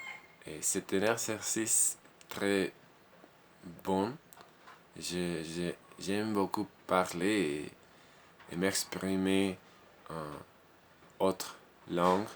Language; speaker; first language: French; non-native, learner; Spanish